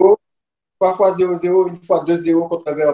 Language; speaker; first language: French; native; French